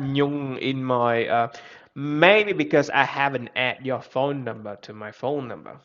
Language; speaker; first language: English; non-native, fluent; Vietnamese